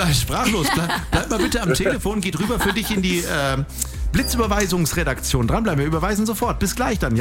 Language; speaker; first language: German; native; German